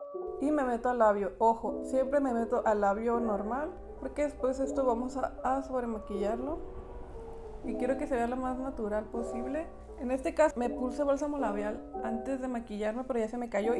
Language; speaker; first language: Spanish; native; Spanish